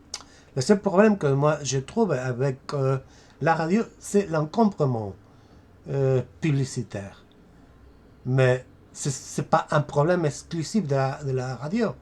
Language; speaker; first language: French; non-native, fluent; Spanish